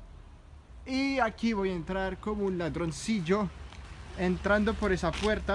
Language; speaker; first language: Spanish; non-native, fluent; French